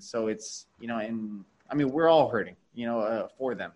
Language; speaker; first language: English; early bilingual, other home language; Spanish